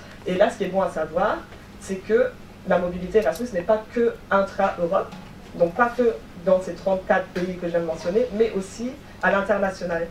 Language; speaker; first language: French; native; French